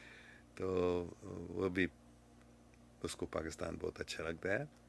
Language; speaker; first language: Hindi; non-native, fluent; English